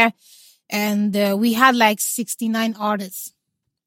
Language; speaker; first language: English; non-native, local second language; Igbo